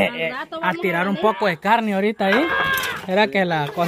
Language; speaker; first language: Spanish; native; Spanish